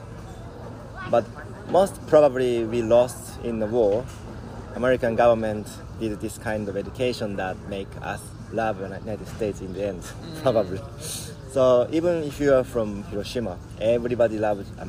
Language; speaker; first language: English; non-native, learner; Japanese